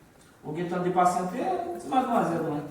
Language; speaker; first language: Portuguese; non-native, learner; Haitian Creole